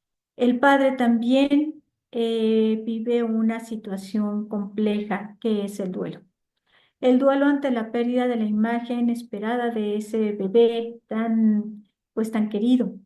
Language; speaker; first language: Spanish; native; Spanish